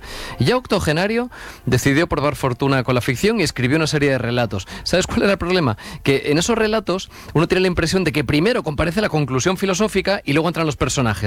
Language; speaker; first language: Spanish; native; Spanish